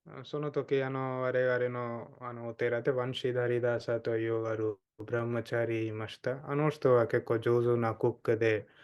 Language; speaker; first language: Japanese; non-native, fluent; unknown